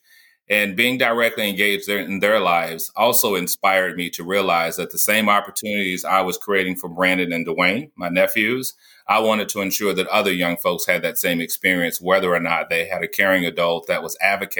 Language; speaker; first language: English; native; English